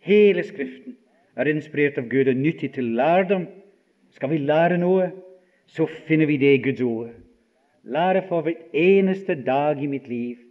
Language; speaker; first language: Norwegian; non-native, fluent; English